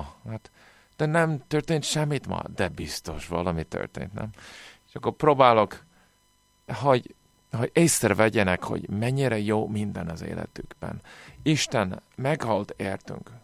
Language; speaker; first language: Hungarian; non-native, fluent; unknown